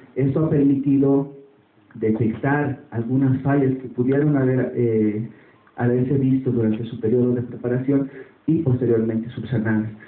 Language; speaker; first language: Spanish; native; Spanish